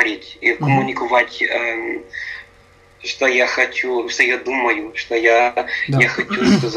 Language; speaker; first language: Russian; non-native, learner; English